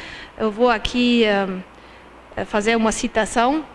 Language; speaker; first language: Portuguese; non-native, fluent; German